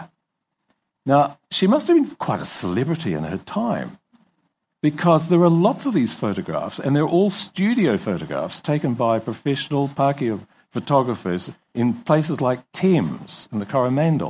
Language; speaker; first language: English; native; English